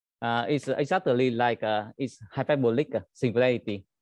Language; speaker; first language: English; non-native, learner; Vietnamese